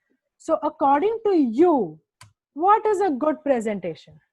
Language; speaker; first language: English; non-native, local second language; Hindi